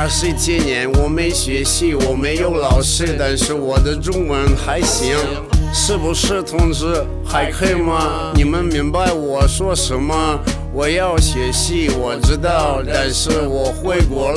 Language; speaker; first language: Chinese; non-native, learner; Russian